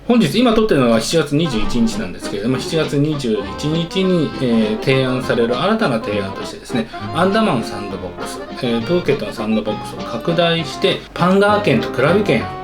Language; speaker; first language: Japanese; native; Japanese